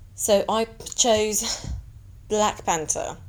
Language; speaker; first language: English; non-native, fluent; Latvian